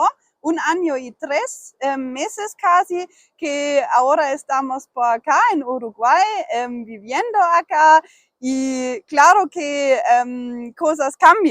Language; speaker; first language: Spanish; non-native, fluent; German